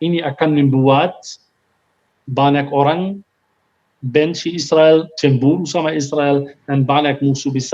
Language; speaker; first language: Indonesian; non-native, fluent; Hebrew